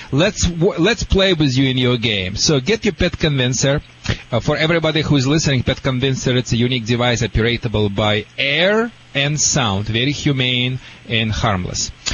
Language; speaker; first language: English; non-native, fluent; Russian